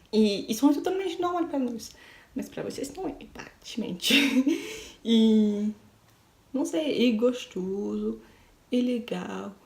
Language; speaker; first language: Portuguese; non-native, learner; French